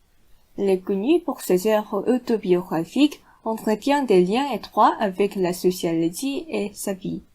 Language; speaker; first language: French; non-native, fluent; Korean